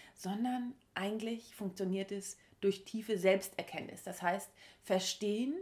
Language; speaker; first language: German; native; German